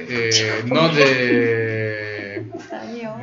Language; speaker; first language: Spanish; native; Spanish